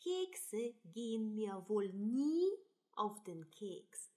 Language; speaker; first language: German; non-native, fluent; Russian